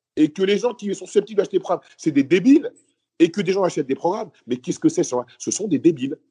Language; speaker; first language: French; native; French